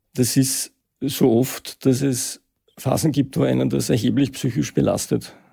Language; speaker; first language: German; native; German